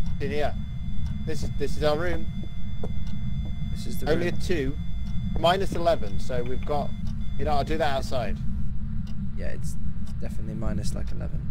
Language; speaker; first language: English; native; English